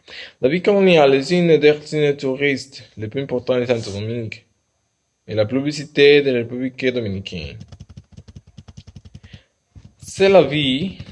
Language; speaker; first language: French; non-native, learner; Spanish